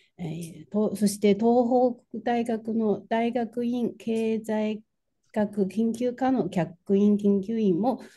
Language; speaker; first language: Japanese; non-native, fluent; Chinese